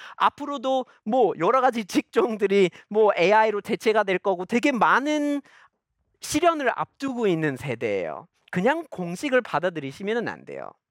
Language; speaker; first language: Korean; non-native, fluent; English